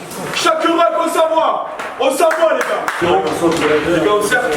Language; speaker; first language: French; native; French